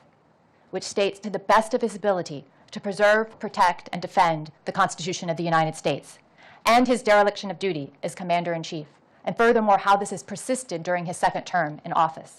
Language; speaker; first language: English; native; English